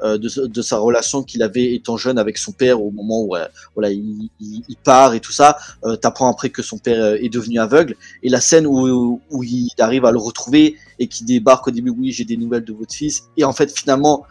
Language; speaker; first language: French; native; French